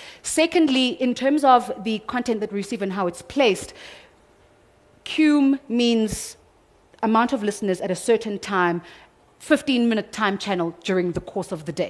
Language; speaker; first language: English; non-native, local second language; Zulu